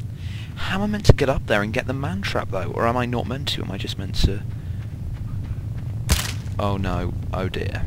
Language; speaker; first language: English; native; English